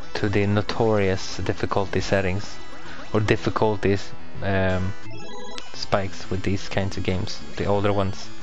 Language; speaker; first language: English; non-native, fluent; Swedish